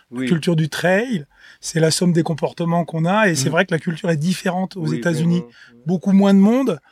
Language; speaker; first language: French; native; French